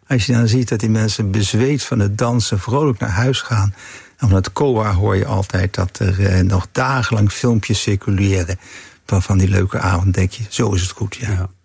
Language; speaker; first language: Dutch; native; Dutch